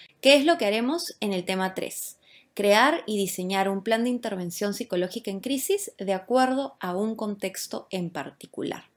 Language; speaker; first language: Spanish; native; Spanish